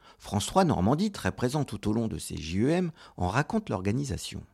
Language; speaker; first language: French; native; French